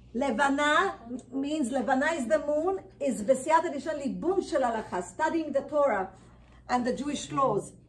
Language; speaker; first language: English; non-native, fluent; Hebrew